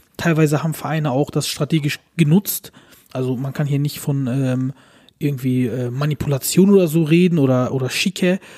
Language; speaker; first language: German; early bilingual, other home language; Turkish